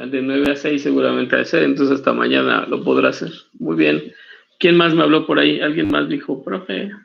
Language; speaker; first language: Spanish; native; Spanish